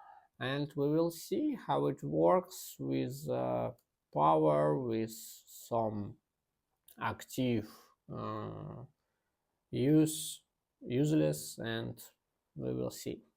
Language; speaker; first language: English; non-native, learner; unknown